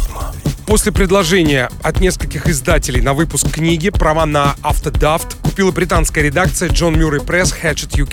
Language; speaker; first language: Russian; native; Russian